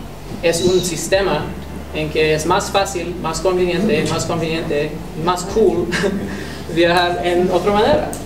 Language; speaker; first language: Spanish; non-native, fluent; English